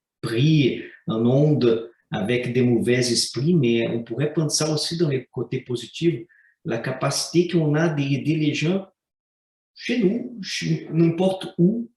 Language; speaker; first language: French; non-native, fluent; Portuguese